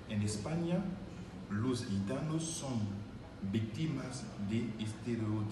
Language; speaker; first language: Spanish; non-native, learner; French